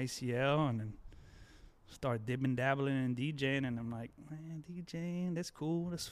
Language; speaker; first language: English; early bilingual, other home language; French